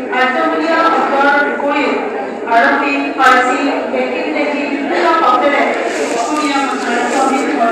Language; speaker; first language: Assamese; native; Assamese